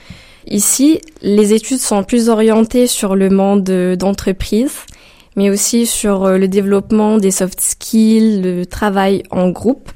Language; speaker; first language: French; non-native, local second language; Arabic